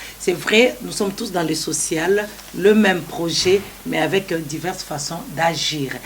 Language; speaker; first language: French; non-native, local second language; Lingala